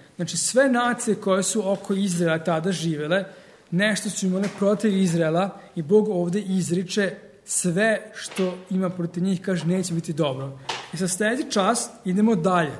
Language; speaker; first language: Serbian; early bilingual, heritage; Serbian